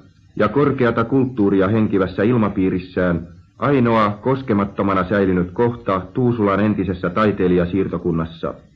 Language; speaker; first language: Finnish; native; Finnish